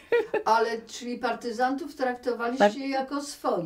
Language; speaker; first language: Polish; native; Polish